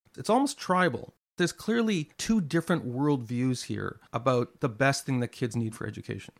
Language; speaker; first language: English; native; English